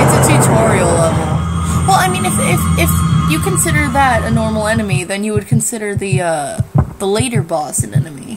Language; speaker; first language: English; native; English